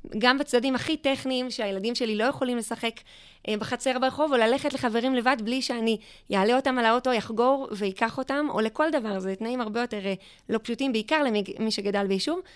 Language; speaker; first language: Hebrew; native; Hebrew